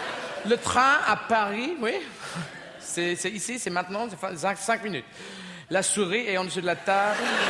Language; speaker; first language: French; non-native, learner; English